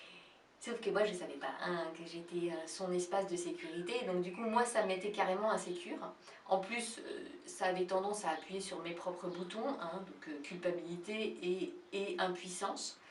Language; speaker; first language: French; native; French